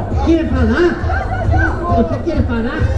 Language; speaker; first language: Portuguese; non-native, learner; Spanish